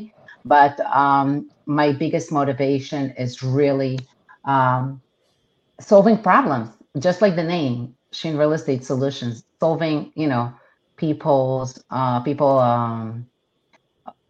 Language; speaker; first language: English; non-native, fluent; Hebrew